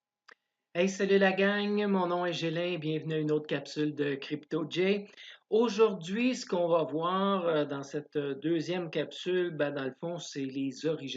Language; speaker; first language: French; native; French